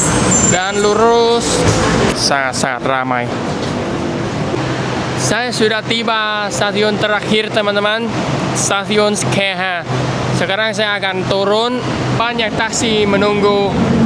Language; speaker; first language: Indonesian; non-native, fluent; Vietnamese